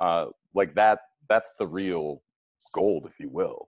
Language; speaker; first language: English; native; English